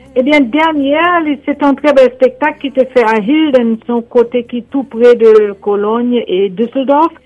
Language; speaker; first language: French; non-native, local second language; Haitian Creole